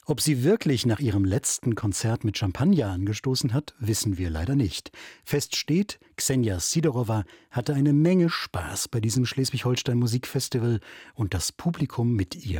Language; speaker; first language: German; native; German